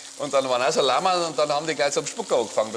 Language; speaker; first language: German; native; German